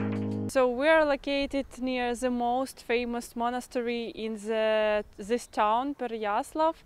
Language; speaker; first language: English; non-native, fluent; Ukrainian